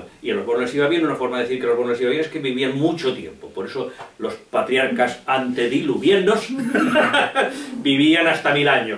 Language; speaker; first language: Spanish; native; Spanish